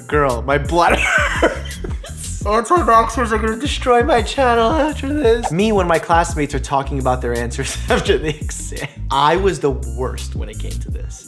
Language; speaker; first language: English; native; English